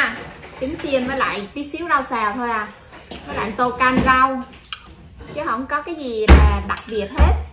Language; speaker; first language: Vietnamese; native; Vietnamese